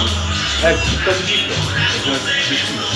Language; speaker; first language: French; native; French